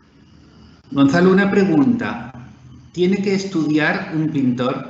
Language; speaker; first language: Spanish; native; Spanish